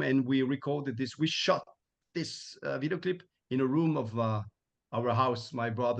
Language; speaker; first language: English; non-native, fluent; French